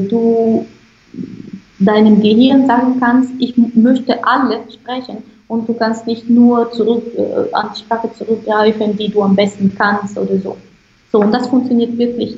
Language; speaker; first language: German; non-native, fluent; Italian